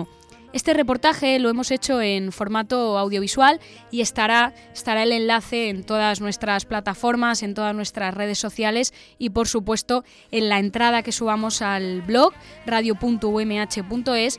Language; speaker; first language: Spanish; native; Spanish